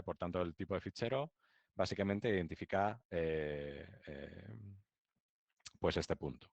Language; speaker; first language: Spanish; native; Spanish